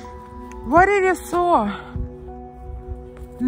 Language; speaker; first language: English; non-native, learner; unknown